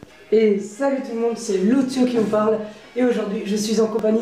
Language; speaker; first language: French; native; French